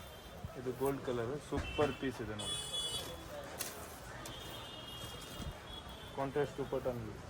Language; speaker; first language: Kannada; non-native, local second language; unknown